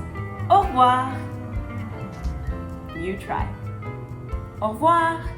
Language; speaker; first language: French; non-native, fluent; English